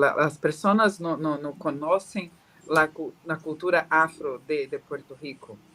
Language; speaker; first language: Spanish; non-native, learner; Portuguese